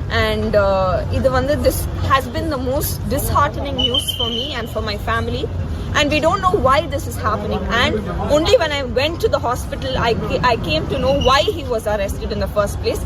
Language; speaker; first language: English; non-native, local second language; Tamil